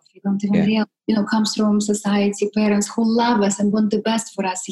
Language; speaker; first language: English; non-native, fluent; Russian